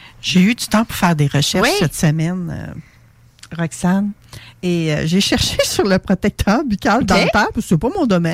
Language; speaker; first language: French; native; French